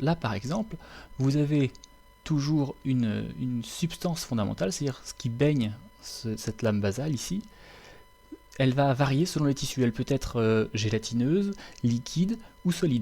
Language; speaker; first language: French; native; French